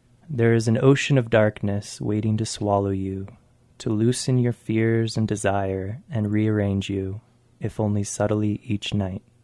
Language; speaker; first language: English; native; English